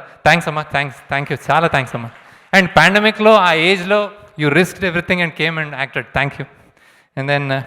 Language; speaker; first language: Telugu; native; Telugu